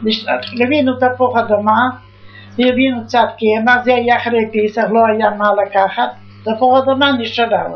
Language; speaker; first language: Hebrew; non-native, fluent; Yiddish